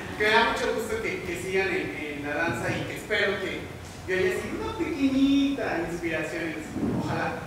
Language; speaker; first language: Spanish; native; Spanish